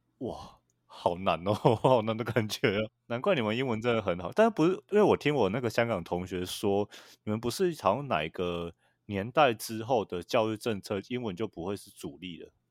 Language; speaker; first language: Chinese; native; Chinese